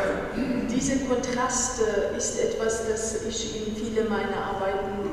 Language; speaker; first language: German; non-native, fluent; Persian